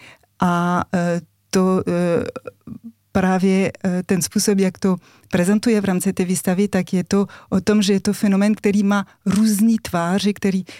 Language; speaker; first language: Czech; non-native, fluent; French